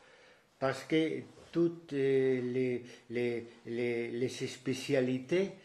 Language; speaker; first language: French; non-native, fluent; Spanish